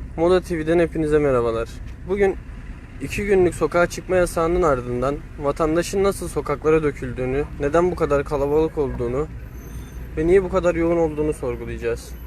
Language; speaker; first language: Turkish; native; Turkish